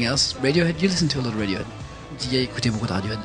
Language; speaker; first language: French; early bilingual, other home language; English